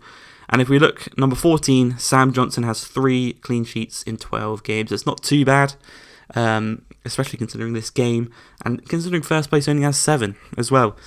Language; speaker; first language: English; native; English